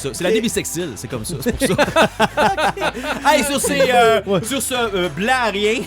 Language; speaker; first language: French; native; French